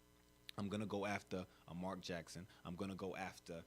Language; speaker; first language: English; native; English